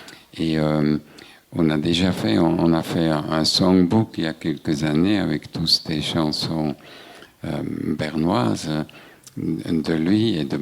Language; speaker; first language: French; non-native, local second language; German